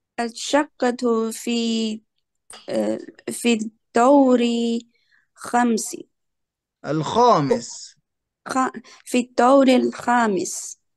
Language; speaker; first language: Arabic; non-native, learner; Chinese